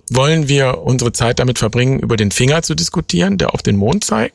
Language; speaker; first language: German; native; German